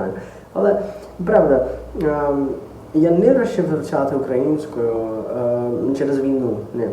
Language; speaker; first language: Ukrainian; non-native, learner; Portuguese